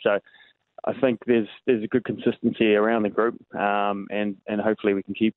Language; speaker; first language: English; native; English